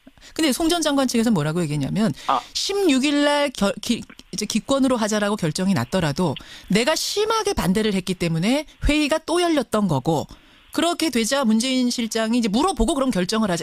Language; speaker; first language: Korean; native; Korean